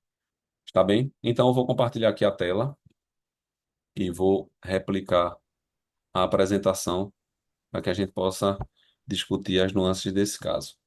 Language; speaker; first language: Portuguese; native; Portuguese